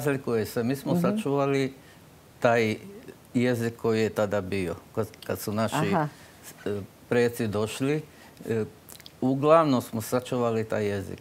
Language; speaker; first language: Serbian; non-native, local second language; Slovak